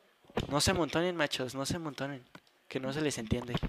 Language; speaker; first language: Spanish; native; Spanish